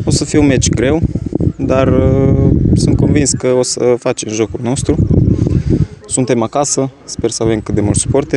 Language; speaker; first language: Romanian; early bilingual, heritage; Romanian